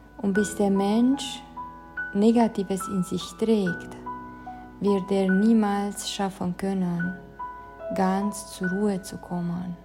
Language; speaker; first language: German; non-native, fluent; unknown